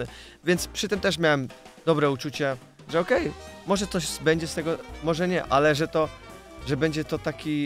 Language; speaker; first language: Polish; early bilingual, other home language; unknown